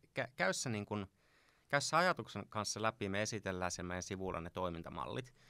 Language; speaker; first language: Finnish; native; Finnish